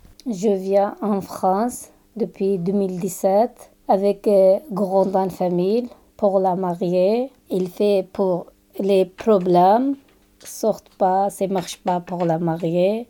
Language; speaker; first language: French; non-native, learner; Kurdish